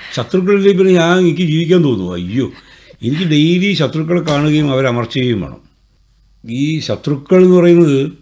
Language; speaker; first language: Malayalam; native; Malayalam